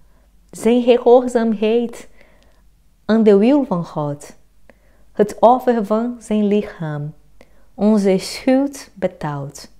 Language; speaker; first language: Dutch; non-native, fluent; Portuguese